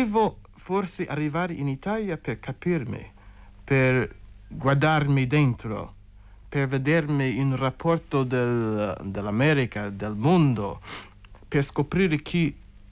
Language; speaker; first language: Italian; non-native, fluent; English